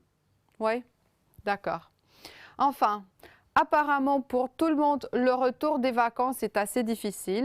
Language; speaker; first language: French; non-native, fluent; Romanian